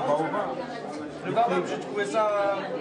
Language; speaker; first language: French; native; French